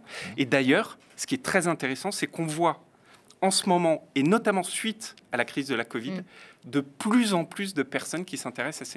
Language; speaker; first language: French; native; French